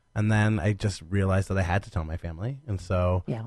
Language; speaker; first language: English; native; English